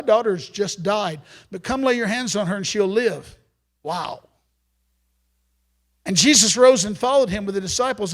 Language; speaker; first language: English; native; English